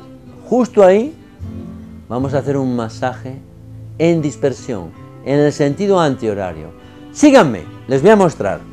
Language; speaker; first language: Spanish; native; Spanish